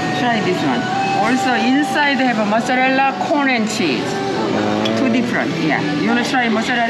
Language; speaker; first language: English; non-native, learner; Lao